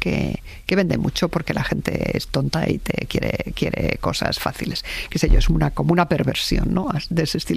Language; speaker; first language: Spanish; native; Spanish